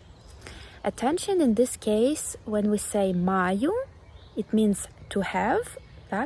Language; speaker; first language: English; non-native, fluent; Ukrainian